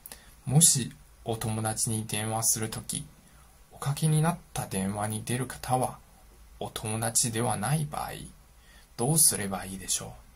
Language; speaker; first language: Japanese; non-native, fluent; Chinese